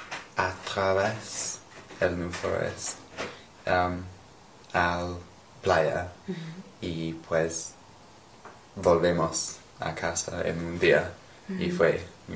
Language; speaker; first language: Spanish; non-native, learner; English